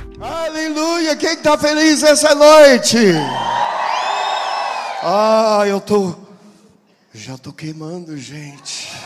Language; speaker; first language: Portuguese; non-native, fluent; English